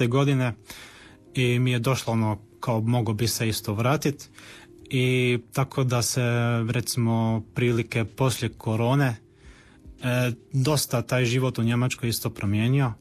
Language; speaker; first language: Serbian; early bilingual, heritage; Serbian